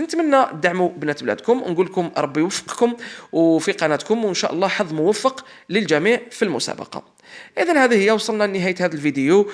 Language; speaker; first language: Arabic; native; Arabic